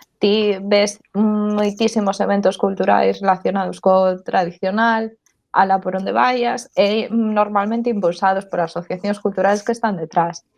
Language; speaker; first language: Galician; non-native, local second language; Spanish